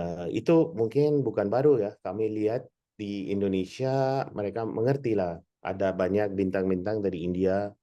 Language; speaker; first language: Indonesian; non-native, fluent; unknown